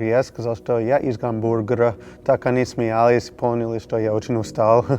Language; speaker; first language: Russian; non-native, fluent; English